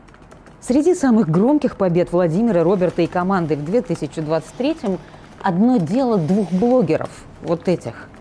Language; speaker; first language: Russian; native; Russian